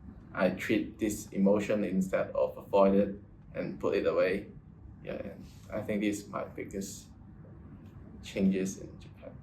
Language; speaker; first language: English; non-native, local second language; Cantonese